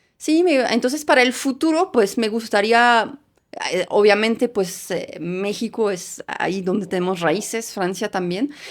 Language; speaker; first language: Spanish; non-native, fluent; French